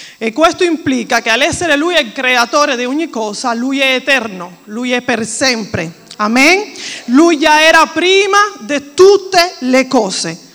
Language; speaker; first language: Italian; non-native, fluent; Spanish